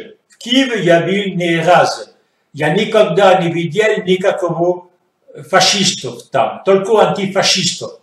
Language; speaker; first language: Russian; non-native, fluent; French